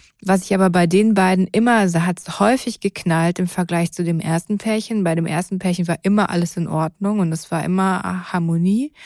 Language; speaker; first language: German; native; German